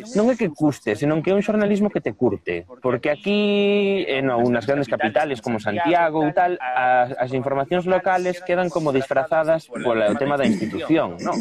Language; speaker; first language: Galician; non-native, local second language; Spanish